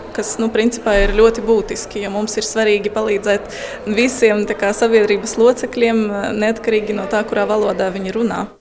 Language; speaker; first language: Latvian; non-native, local second language; Russian